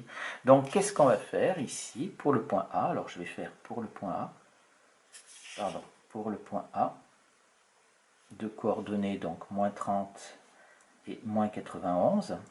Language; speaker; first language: French; native; French